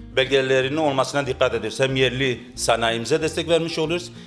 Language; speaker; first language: Turkish; native; Turkish